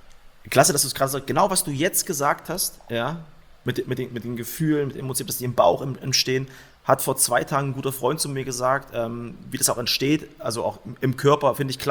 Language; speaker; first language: German; native; German